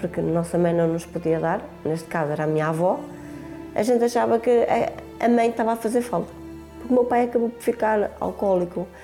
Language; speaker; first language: Portuguese; early bilingual, other home language; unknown